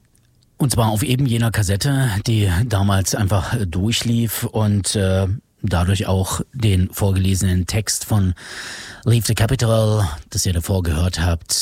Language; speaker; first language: German; native; German